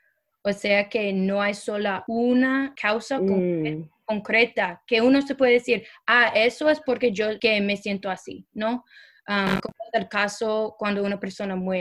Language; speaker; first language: Spanish; non-native, fluent; English